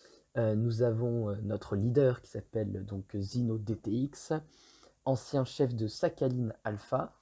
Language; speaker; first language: French; native; French